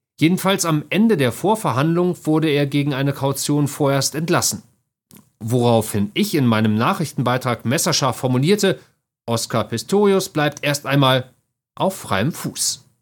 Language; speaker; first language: German; native; German